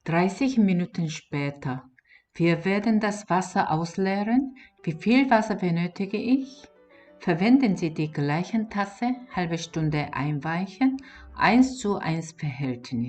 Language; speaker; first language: German; non-native, learner; Korean